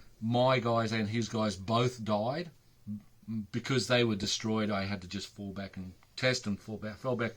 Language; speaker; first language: English; native; English